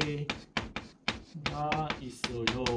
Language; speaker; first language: Korean; non-native, fluent; Hindi